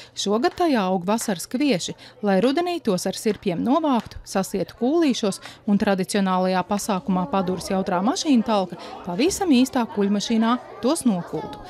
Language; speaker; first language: Latvian; native; Latvian